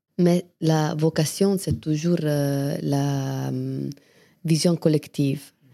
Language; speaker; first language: French; non-native, fluent; Italian